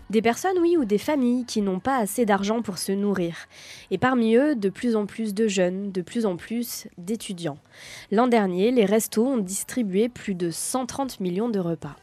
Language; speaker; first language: French; native; French